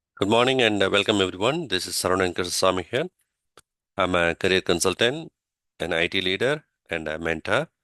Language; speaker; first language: English; non-native, local second language; Tamil